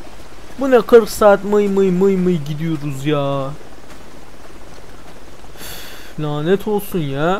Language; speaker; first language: Turkish; native; Turkish